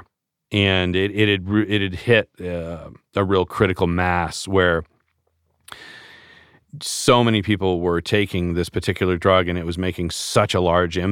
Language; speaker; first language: English; native; English